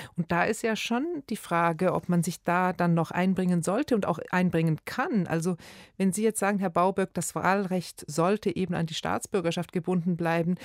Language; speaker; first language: German; native; German